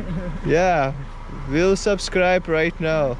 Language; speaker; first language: English; non-native, learner; Russian